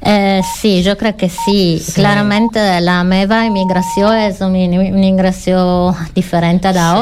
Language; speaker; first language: Catalan; non-native, learner; Italian